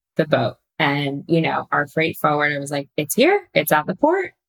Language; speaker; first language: English; native; English